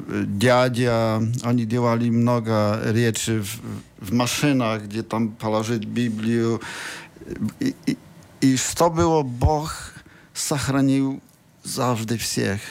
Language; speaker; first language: Russian; non-native, learner; Polish